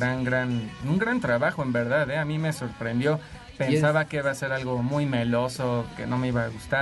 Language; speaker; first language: Spanish; native; Spanish